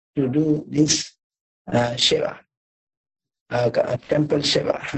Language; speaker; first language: English; non-native, local second language; Bangla